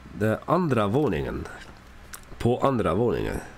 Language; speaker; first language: Swedish; non-native, learner; English